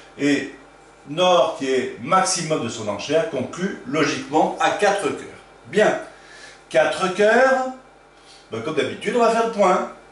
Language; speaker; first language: French; native; French